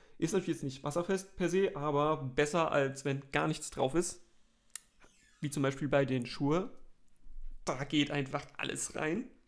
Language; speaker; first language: German; native; German